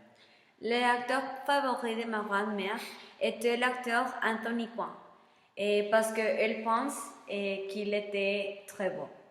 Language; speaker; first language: French; non-native, learner; Spanish